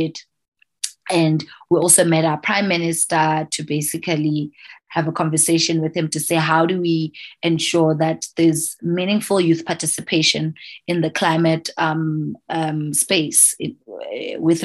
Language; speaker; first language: English; non-native, local second language; Southern Sotho